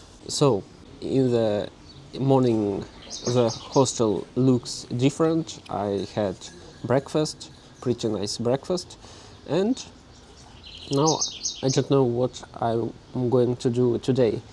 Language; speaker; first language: English; non-native, learner; Russian